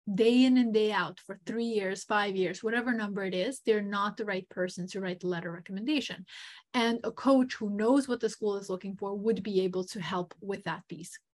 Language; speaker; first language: English; non-native, fluent; Serbian